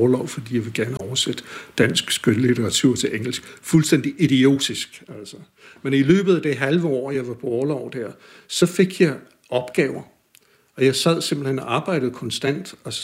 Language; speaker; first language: Danish; non-native, fluent; English